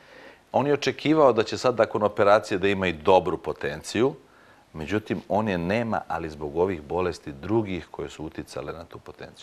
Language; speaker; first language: Croatian; native; Croatian